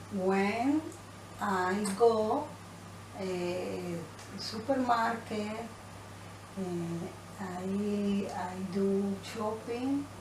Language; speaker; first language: English; non-native, learner; Spanish